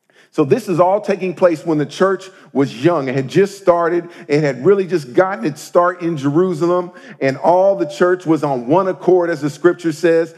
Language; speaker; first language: English; native; English